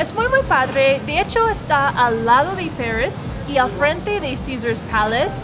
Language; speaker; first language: Spanish; non-native, learner; English